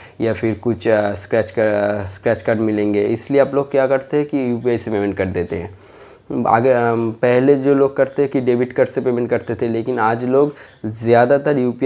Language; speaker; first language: Hindi; non-native, local second language; Bangla